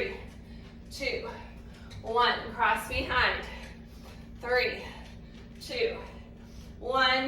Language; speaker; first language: English; native; English